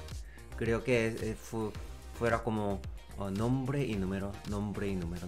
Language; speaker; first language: Spanish; non-native, learner; Korean